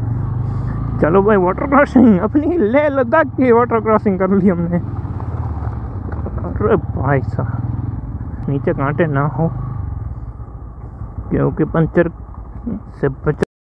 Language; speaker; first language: Hindi; non-native, local second language; Gujarati